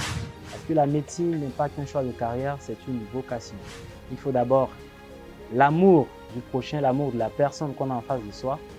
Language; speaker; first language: French; non-native, local second language; Sango